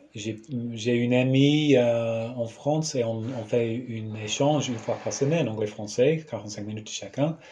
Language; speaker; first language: French; non-native, fluent; English